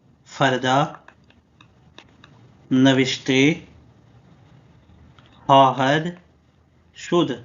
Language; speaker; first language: Persian; non-native, fluent; Urdu